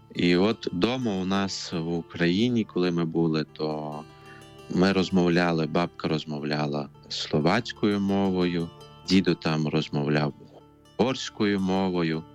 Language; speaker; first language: Ukrainian; non-native, local second language; Romany